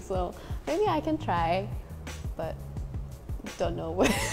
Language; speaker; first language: English; non-native, fluent; Thai